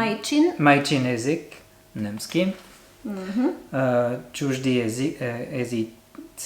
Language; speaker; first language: Bulgarian; non-native, learner; French